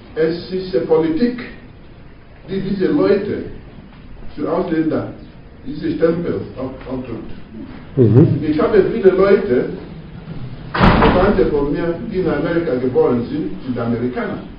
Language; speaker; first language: German; non-native, fluent; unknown